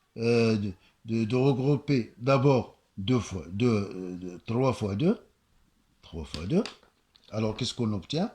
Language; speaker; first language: French; non-native, local second language; Arabic